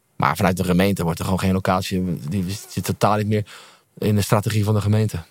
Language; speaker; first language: Dutch; native; Dutch